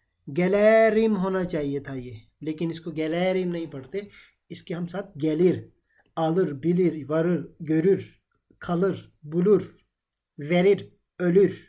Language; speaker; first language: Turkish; non-native, fluent; Urdu